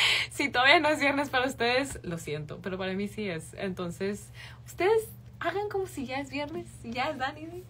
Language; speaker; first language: Spanish; native; Spanish